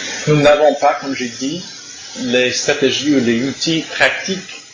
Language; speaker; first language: French; non-native, learner; English